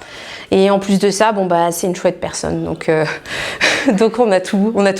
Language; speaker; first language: French; native; French